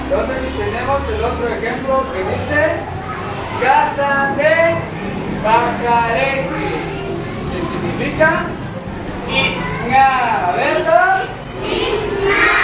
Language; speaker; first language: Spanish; non-native, local second language; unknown